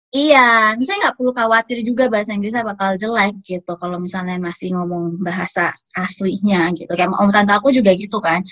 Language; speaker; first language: Indonesian; native; Indonesian